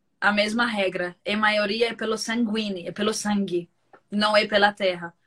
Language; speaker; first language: Portuguese; non-native, fluent; Arabic